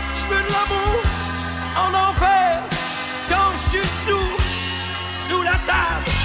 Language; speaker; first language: French; native; French